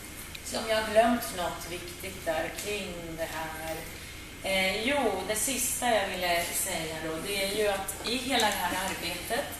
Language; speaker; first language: Swedish; native; Swedish